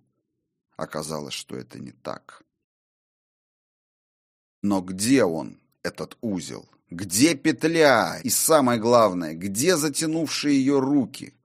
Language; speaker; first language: Russian; native; Russian